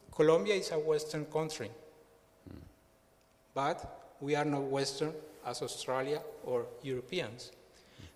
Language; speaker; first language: English; non-native, fluent; Spanish